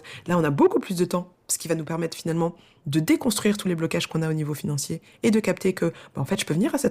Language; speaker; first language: French; native; French